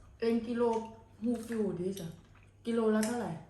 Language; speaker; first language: Dutch; non-native, learner; Thai